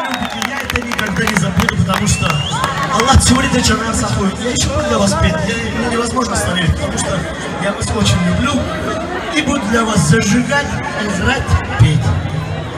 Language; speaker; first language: Russian; non-native, fluent; Lezghian